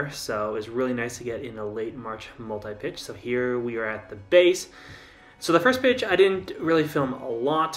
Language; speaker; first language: English; native; English